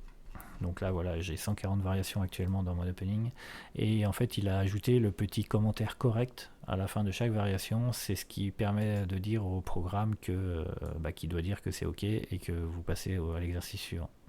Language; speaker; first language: French; native; French